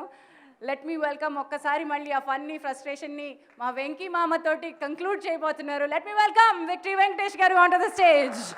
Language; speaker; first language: Telugu; native; Telugu